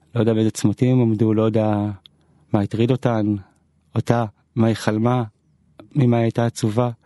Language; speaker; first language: Hebrew; native; Hebrew